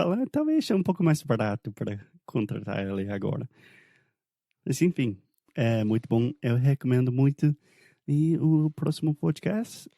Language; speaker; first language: Portuguese; non-native, fluent; English